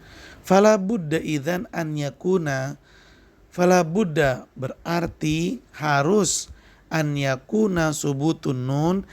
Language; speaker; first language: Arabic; non-native, fluent; Indonesian